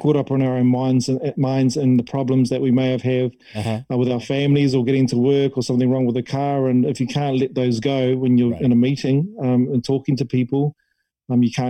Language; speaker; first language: English; native; English